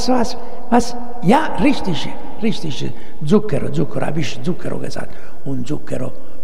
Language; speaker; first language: German; non-native, learner; Italian